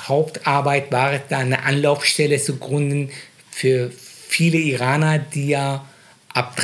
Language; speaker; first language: German; non-native, fluent; Persian